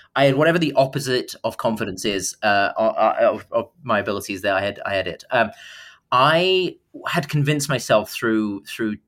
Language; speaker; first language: English; native; English